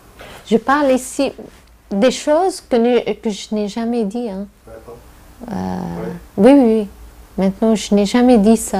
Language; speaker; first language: French; non-native, local second language; Arabic